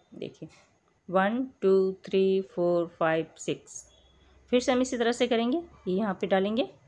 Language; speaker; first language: Hindi; native; Hindi